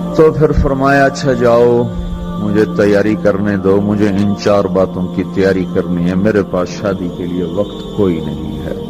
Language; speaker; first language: Urdu; non-native, local second language; Punjabi